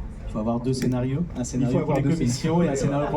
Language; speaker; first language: French; native; French